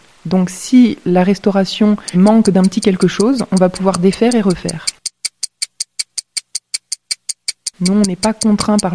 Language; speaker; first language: French; native; French